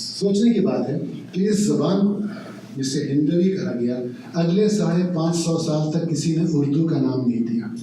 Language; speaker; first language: Urdu; native; Urdu